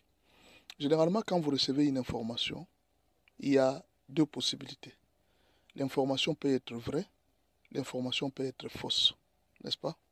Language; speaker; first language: French; non-native, local second language; Lingala